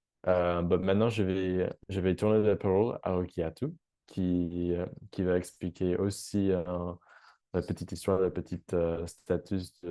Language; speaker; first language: French; non-native, fluent; English